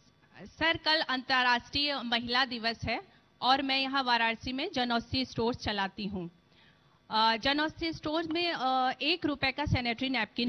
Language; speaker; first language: Hindi; native; Hindi